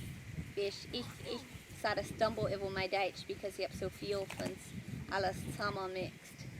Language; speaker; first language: German; early bilingual, heritage; Pennsylvania German